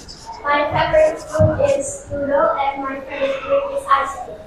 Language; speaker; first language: English; non-native, learner; Indonesian